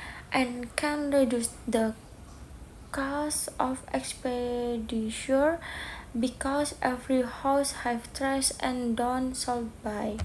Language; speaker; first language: English; non-native, learner; Indonesian